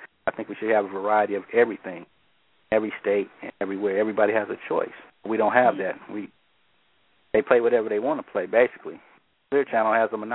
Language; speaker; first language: English; native; English